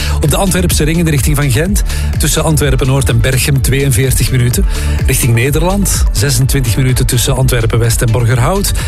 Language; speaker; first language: Dutch; native; Dutch